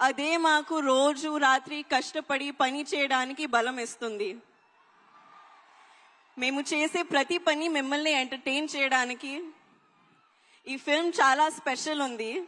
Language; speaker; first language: Telugu; non-native, learner; Hindi